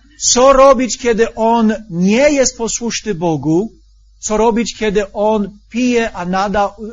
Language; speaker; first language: Polish; non-native, fluent; English